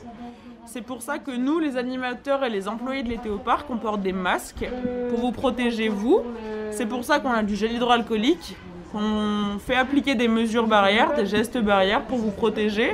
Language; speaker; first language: French; native; French